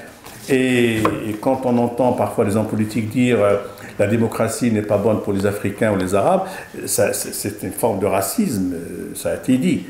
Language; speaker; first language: French; non-native, local second language; Arabic